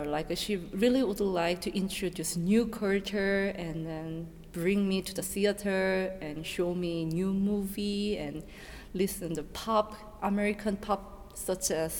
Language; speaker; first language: English; non-native, learner; Korean